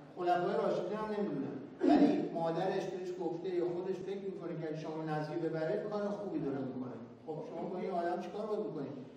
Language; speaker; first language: Persian; native; Persian